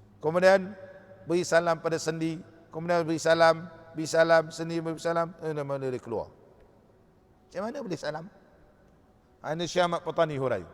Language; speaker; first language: Malay; native; Malay